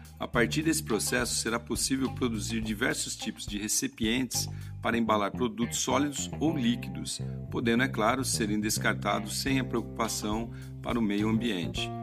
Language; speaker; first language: Portuguese; native; Portuguese